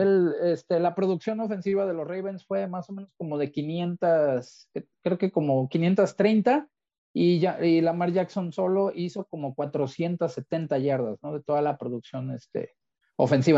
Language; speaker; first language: Spanish; native; Spanish